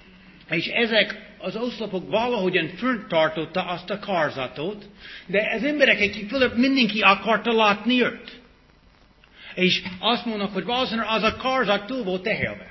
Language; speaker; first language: Hungarian; early bilingual, heritage; English